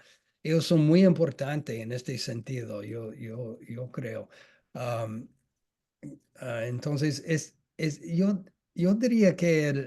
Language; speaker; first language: Spanish; non-native, fluent; English